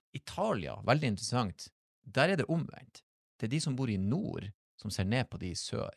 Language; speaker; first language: Norwegian; native; Norwegian